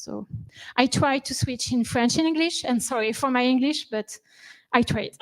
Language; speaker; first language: English; non-native, learner; French